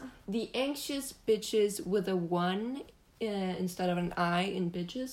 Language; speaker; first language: English; non-native, fluent; Danish